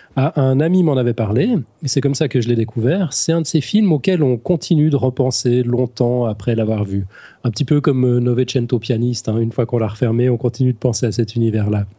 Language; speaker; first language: French; native; French